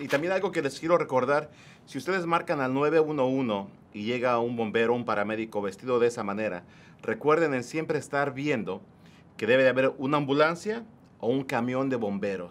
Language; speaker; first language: Spanish; native; Spanish